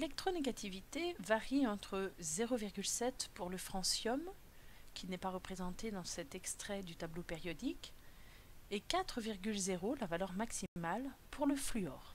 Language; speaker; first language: French; native; French